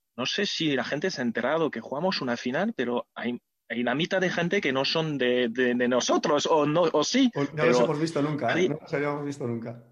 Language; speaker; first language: Spanish; non-native, fluent; French